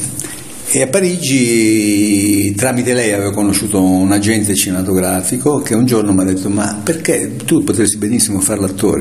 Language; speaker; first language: Italian; native; Italian